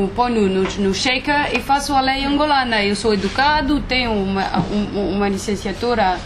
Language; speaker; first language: Portuguese; non-native, fluent; French